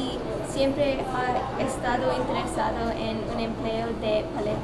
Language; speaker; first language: Spanish; non-native, learner; English